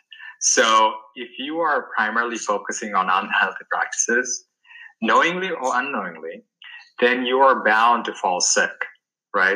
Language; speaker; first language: English; non-native, local second language; Sinhala